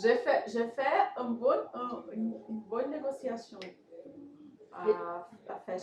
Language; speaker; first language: French; non-native, learner; Portuguese